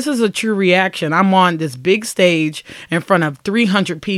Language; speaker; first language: English; native; English